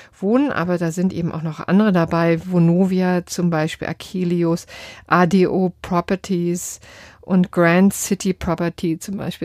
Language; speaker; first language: German; native; German